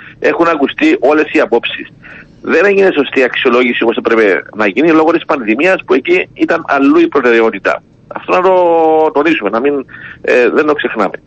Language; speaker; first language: Greek; native; Greek